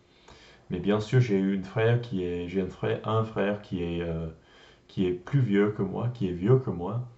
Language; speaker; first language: French; non-native, learner; English